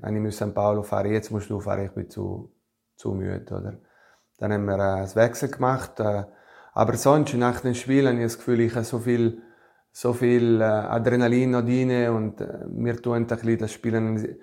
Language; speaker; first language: German; non-native, fluent; Italian